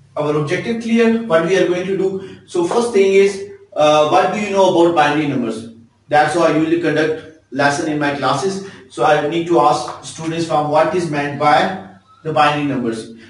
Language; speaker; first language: English; non-native, local second language; Urdu